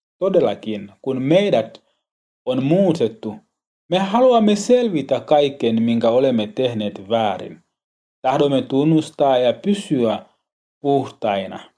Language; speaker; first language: Finnish; non-native, learner; Swahili